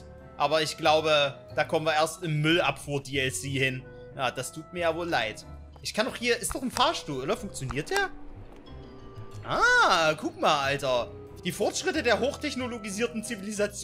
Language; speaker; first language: German; native; German